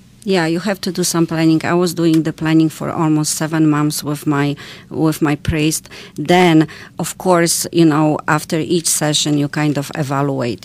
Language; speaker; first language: English; non-native, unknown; Polish